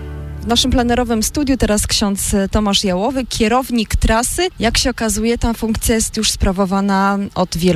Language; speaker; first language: Polish; native; Polish